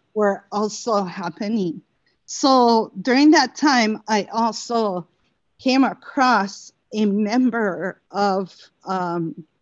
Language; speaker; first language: English; native; English